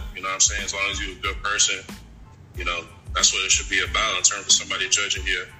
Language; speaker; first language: English; native; English